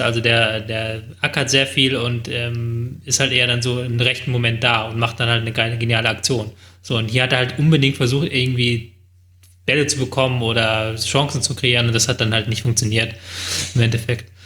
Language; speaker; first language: German; native; German